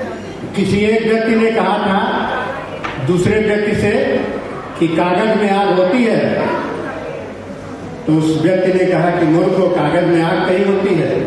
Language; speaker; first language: Hindi; native; Hindi